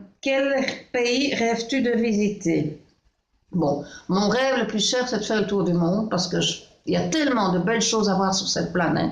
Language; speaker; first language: French; native; French